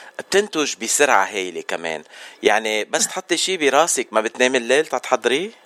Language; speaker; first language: Arabic; native; Arabic